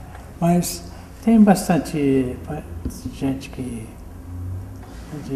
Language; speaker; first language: Portuguese; non-native, fluent; English